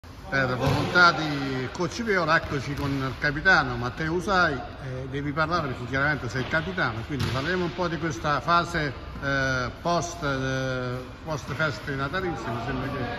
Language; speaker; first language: Italian; native; Italian